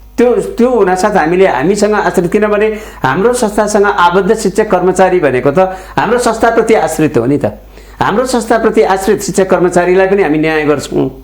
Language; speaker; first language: Nepali; native; Nepali